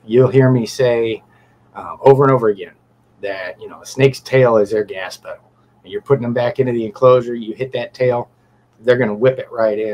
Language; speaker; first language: English; native; English